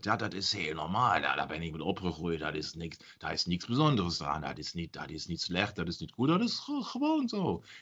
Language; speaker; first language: Dutch; non-native, learner; German